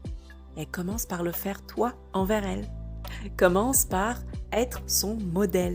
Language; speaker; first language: French; native; French